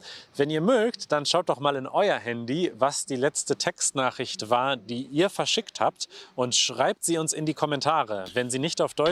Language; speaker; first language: German; native; German